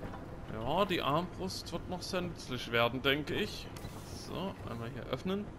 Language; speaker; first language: German; native; German